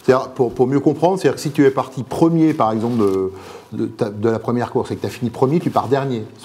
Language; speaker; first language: French; native; French